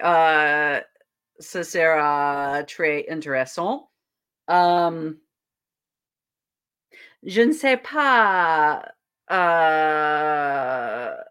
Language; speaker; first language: French; non-native, learner; English